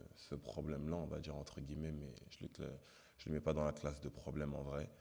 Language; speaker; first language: French; native; French